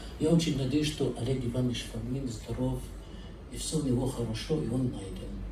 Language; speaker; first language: Russian; non-native, fluent; Arabic